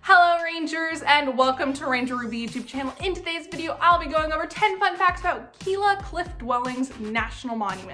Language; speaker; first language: English; native; English